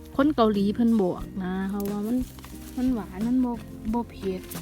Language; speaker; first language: Thai; non-native, local second language; Northeastern Thai